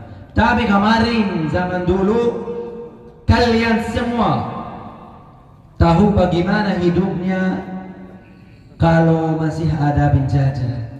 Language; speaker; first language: Indonesian; non-native, fluent; Arabic